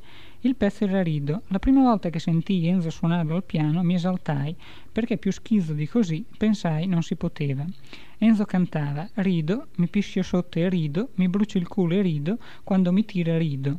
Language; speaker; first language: Italian; native; Italian